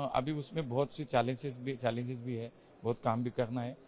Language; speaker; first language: Hindi; non-native, local second language; Marathi